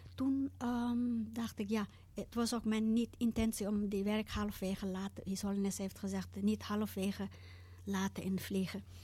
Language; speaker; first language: Dutch; non-native, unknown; Tibetan